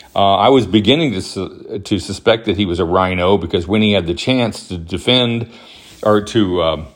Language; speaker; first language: English; native; English